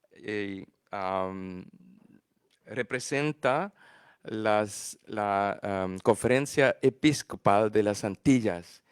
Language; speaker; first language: Spanish; non-native, learner; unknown